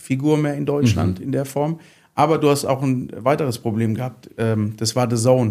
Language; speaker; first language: German; native; German